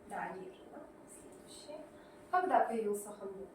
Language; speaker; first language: Russian; native; Russian